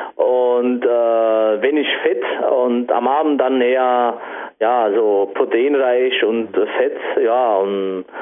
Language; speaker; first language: German; non-native, fluent; Italian